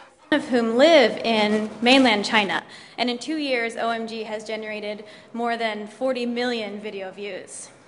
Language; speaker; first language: English; native; English